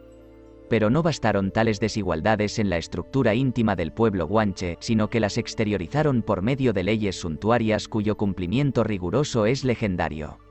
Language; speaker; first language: Spanish; native; Spanish